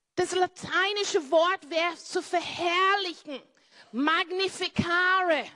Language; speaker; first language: German; non-native, fluent; English